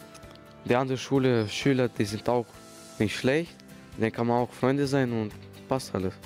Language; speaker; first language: German; non-native, learner; Slovenian